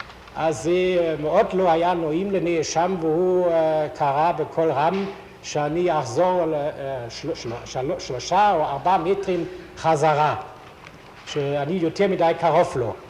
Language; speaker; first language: Hebrew; non-native, fluent; German